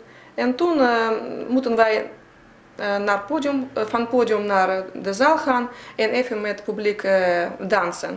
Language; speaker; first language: Dutch; non-native, fluent; Russian